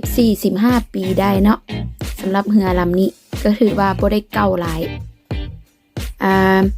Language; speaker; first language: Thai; non-native, local second language; Lao